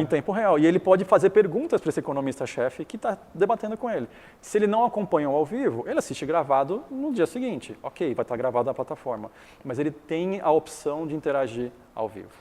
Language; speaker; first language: Portuguese; early bilingual, other home language; Chinese